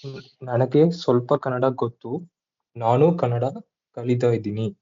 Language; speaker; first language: Kannada; non-native, learner; Tamil